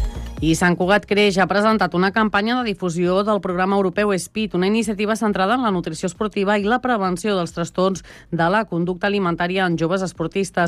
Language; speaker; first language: Catalan; native; Catalan